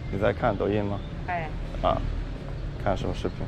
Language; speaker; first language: Chinese; non-native, fluent; English